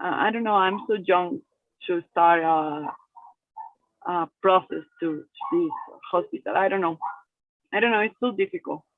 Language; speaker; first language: English; non-native, learner; Spanish